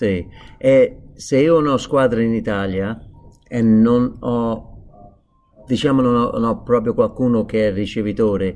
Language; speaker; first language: Italian; non-native, fluent; English